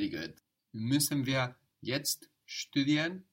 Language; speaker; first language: German; non-native, fluent; English